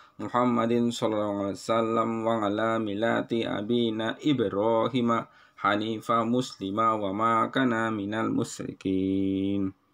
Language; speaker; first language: Arabic; non-native, learner; Indonesian